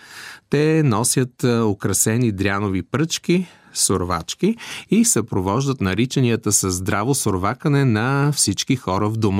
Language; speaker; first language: Bulgarian; native; Bulgarian